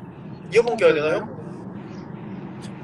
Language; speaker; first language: Korean; native; Korean